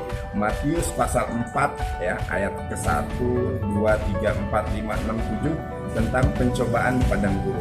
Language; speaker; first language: Indonesian; native; Indonesian